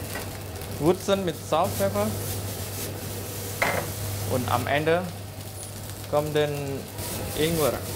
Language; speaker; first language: German; non-native, learner; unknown